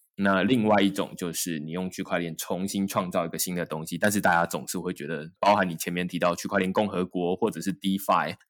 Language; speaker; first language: Chinese; native; Chinese